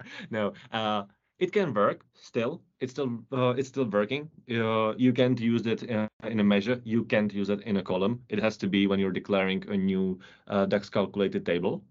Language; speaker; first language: English; non-native, fluent; Czech